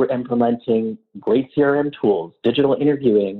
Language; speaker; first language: English; native; English